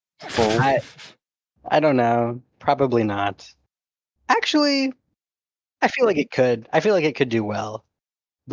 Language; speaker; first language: English; native; English